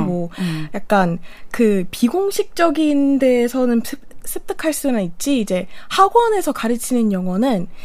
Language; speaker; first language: Korean; non-native, fluent; English